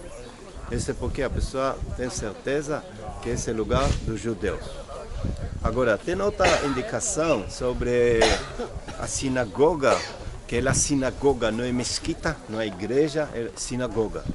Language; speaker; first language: Portuguese; non-native, fluent; Hebrew